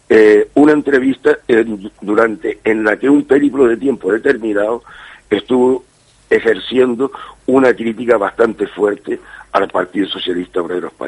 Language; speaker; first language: Spanish; native; Spanish